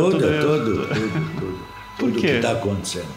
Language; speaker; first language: Portuguese; non-native, fluent; Arabic